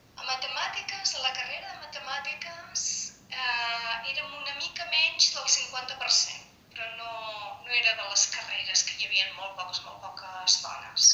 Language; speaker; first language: Catalan; non-native, local second language; Spanish